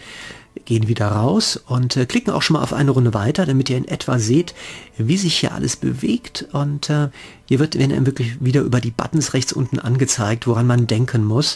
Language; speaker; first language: German; native; German